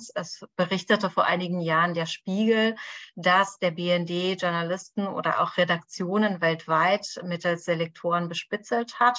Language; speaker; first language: German; native; German